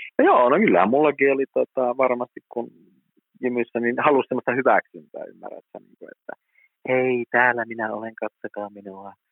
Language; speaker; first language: Finnish; native; Finnish